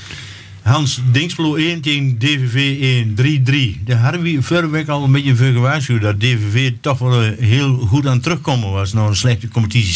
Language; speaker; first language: Dutch; native; Dutch